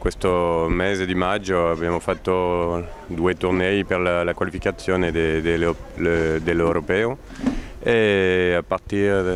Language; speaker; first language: Italian; non-native, fluent; Polish